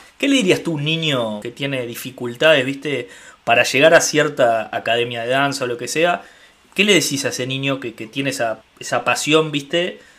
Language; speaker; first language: Spanish; native; Spanish